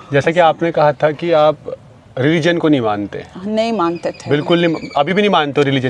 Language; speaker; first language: Hindi; native; Hindi